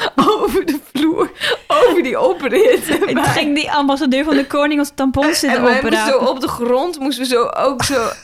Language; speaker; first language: Dutch; non-native, fluent; Norwegian